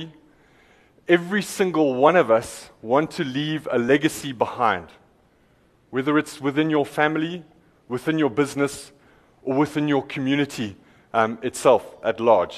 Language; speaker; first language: English; native; English